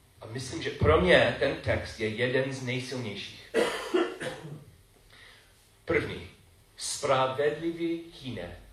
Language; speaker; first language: Czech; non-native, fluent; English